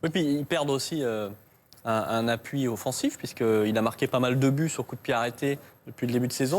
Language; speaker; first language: French; native; French